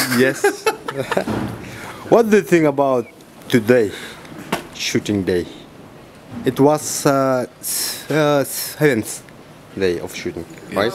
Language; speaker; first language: English; non-native, learner; Russian